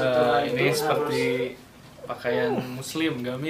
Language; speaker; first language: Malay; non-native, local second language; Sundanese